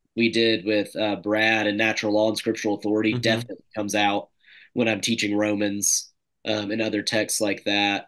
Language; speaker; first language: English; native; English